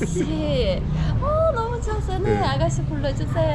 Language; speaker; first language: Korean; non-native, learner; Persian